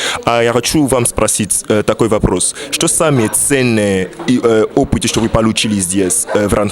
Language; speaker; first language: Russian; non-native, learner; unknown